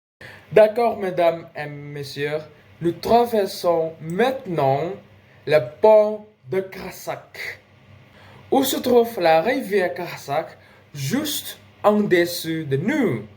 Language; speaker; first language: French; non-native, learner; Indonesian